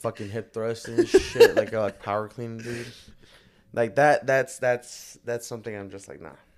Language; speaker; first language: English; early bilingual, other home language; Spanish